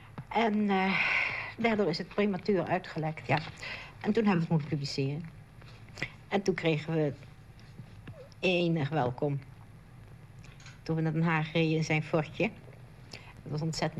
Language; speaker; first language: Dutch; native; Dutch